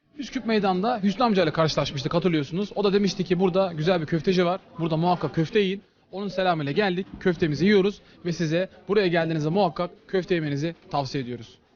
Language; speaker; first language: Turkish; native; Turkish